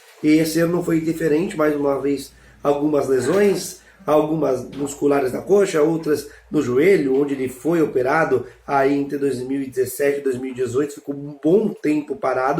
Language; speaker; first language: Portuguese; native; Portuguese